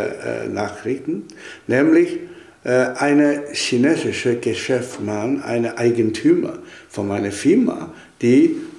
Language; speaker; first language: German; non-native, fluent; Chinese